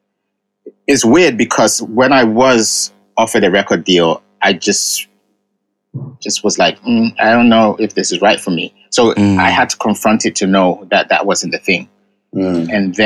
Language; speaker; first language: English; non-native, local second language; Ga